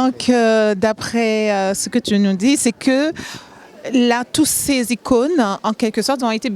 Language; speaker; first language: French; native; French